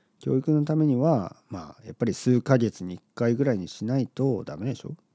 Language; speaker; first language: Japanese; native; Japanese